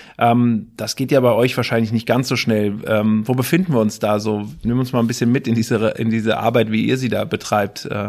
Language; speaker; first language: German; native; German